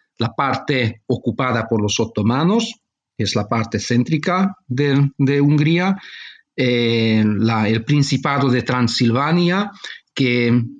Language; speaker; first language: Spanish; non-native, fluent; Hungarian